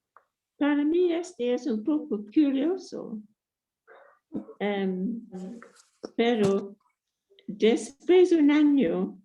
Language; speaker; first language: Spanish; non-native, fluent; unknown